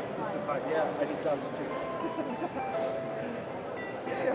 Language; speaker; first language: English; non-native, fluent; German